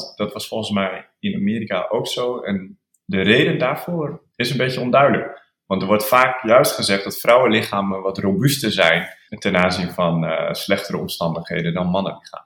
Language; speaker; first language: Dutch; native; Dutch